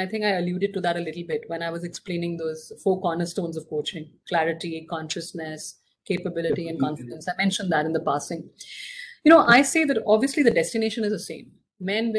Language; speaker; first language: English; non-native, local second language; Hindi